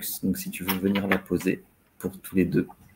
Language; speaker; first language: French; native; French